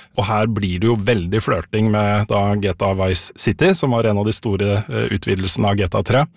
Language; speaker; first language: Norwegian; native; Norwegian